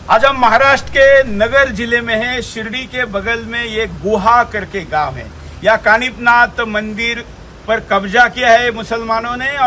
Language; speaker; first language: Hindi; non-native, local second language; Marathi